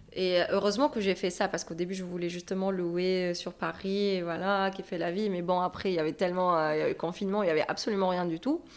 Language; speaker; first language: French; non-native, local second language; Arabic